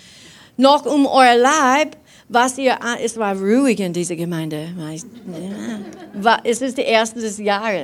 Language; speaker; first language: German; non-native, fluent; English